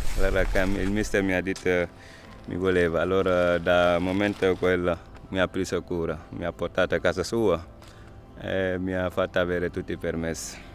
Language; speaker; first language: Italian; non-native, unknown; Wolof